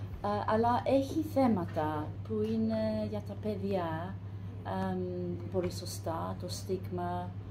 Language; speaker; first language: Greek; non-native, learner; English